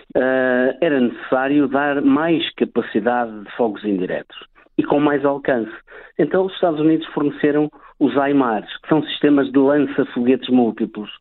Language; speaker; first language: Portuguese; native; Portuguese